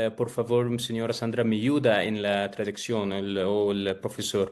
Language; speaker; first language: Spanish; non-native, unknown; Arabic